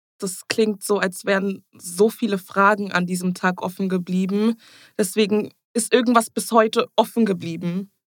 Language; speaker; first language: German; early bilingual, other home language; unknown